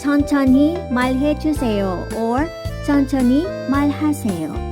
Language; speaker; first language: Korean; non-native, learner; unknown